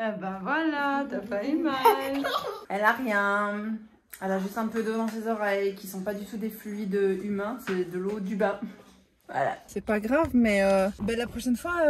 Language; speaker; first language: French; native; French